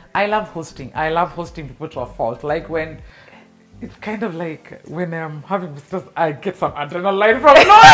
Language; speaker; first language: English; non-native, local second language; Luo (Kenya and Tanzania)